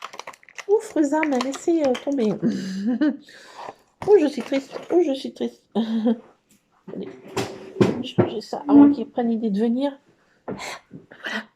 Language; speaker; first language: French; native; French